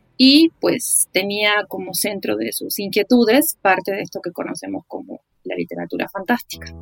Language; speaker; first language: Spanish; native; Spanish